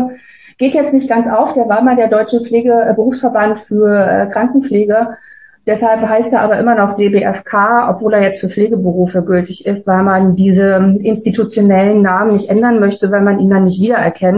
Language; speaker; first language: German; native; German